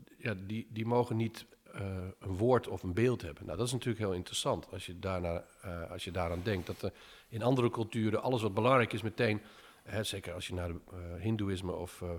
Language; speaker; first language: Dutch; early bilingual, other home language; English